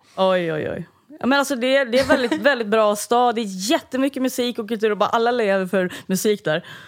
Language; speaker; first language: Swedish; native; Swedish